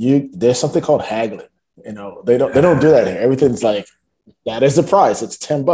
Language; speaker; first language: English; non-native, local second language; Yoruba